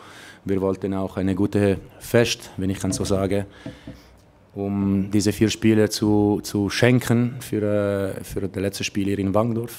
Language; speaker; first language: German; non-native, local second language; Italian